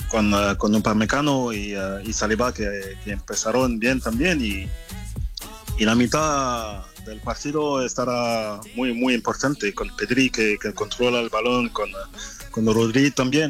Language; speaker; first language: Spanish; non-native, learner; French